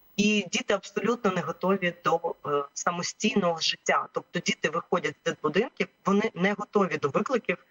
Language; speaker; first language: Ukrainian; native; Ukrainian